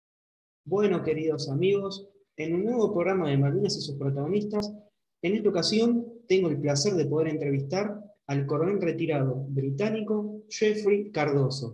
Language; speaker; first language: Spanish; native; Spanish